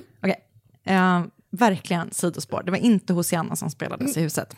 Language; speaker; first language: Swedish; native; Swedish